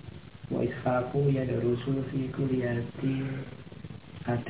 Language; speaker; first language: Arabic; non-native, learner; Indonesian